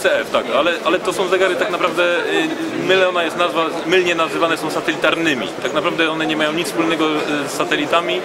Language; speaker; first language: Polish; native; Polish